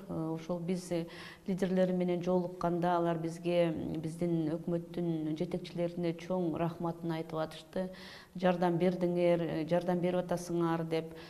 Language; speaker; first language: Kyrgyz; native; Kyrgyz